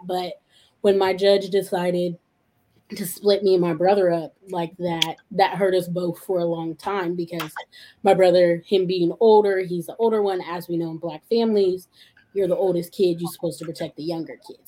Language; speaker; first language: English; native; English